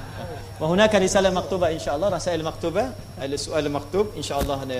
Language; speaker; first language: Arabic; non-native, fluent; Indonesian